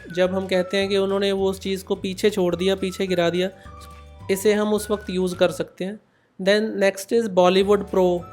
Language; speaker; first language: Hindi; non-native, local second language; Punjabi